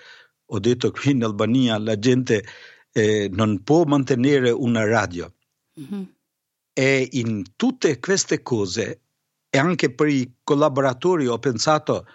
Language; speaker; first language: Italian; non-native, fluent; Albanian